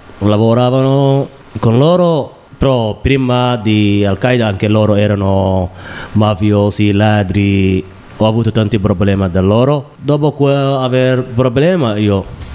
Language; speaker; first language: Italian; non-native, learner; Somali